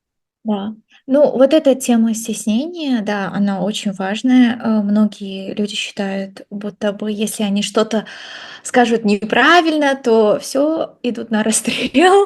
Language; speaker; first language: Russian; non-native, local second language; Kazakh